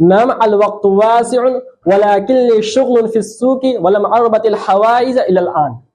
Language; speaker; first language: Arabic; non-native, learner; Urdu